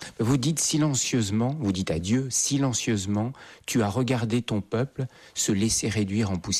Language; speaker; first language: French; native; French